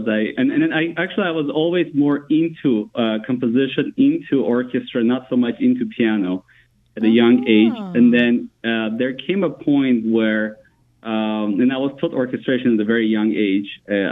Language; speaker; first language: English; non-native, fluent; Armenian